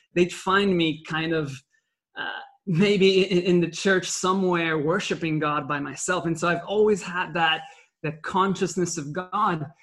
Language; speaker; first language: English; non-native, fluent; French